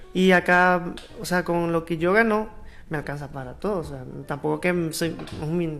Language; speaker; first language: Spanish; native; Spanish